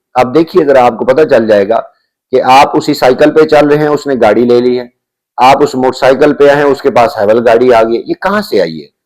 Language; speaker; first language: Urdu; non-native, local second language; Punjabi